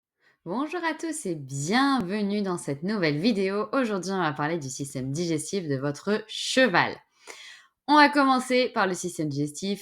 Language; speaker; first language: French; native; French